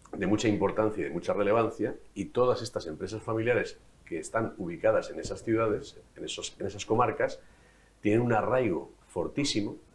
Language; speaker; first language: Spanish; native; Spanish